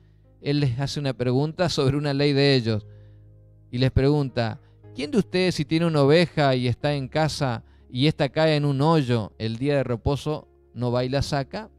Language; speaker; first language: Spanish; native; Spanish